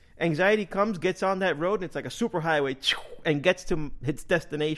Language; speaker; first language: English; native; English